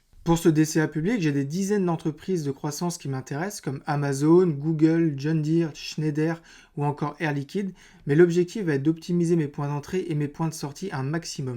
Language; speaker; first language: French; native; French